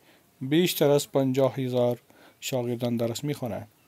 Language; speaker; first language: Persian; non-native, fluent; Urdu